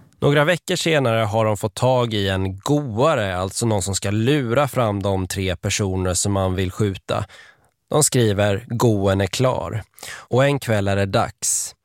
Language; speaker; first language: Swedish; native; Swedish